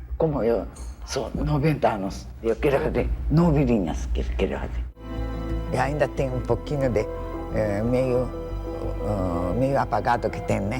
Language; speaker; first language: Portuguese; non-native, fluent; Japanese